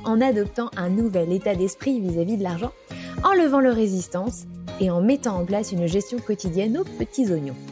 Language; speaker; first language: French; native; French